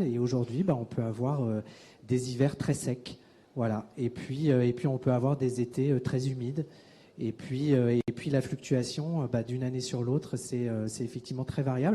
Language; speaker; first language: French; native; French